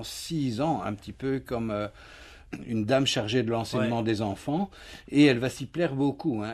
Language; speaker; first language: French; native; French